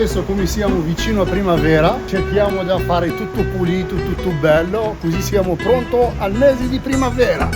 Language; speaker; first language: Italian; non-native, learner; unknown